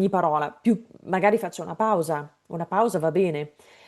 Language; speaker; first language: Italian; non-native, fluent; English